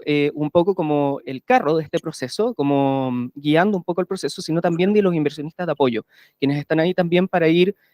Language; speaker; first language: Spanish; native; Spanish